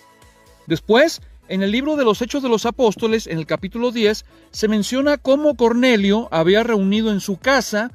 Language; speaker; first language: Spanish; native; Spanish